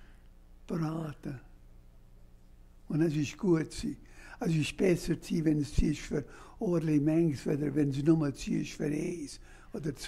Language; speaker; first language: German; early bilingual, heritage; German